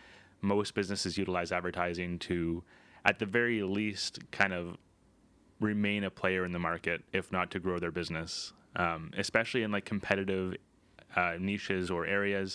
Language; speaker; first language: English; native; English